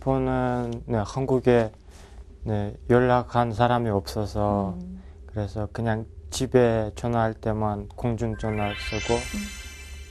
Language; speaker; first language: Korean; non-native, learner; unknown